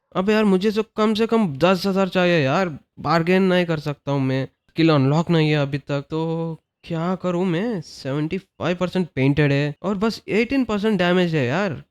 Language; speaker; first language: Hindi; non-native, local second language; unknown